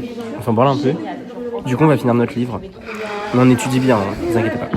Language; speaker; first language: French; native; French